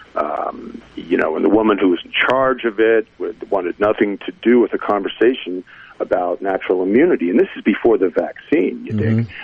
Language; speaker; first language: English; native; English